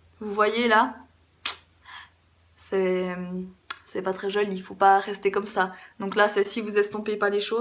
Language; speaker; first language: French; native; French